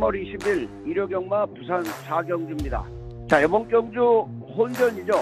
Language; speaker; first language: Korean; native; Korean